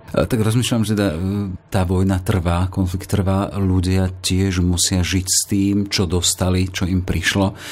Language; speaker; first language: Slovak; native; Slovak